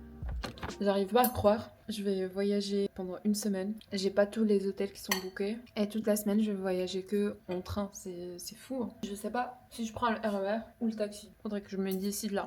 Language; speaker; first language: French; non-native, fluent; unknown